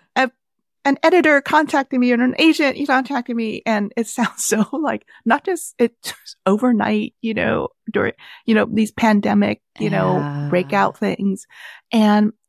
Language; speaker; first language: English; early bilingual, other home language; Vietnamese